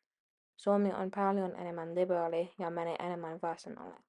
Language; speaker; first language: Finnish; non-native, learner; English